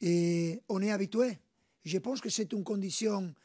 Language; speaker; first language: French; non-native, fluent; Spanish